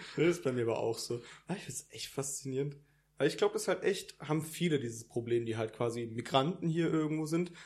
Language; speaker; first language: German; early bilingual, other home language; Italian